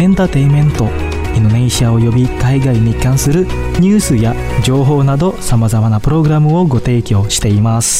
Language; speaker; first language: Japanese; non-native, fluent; Indonesian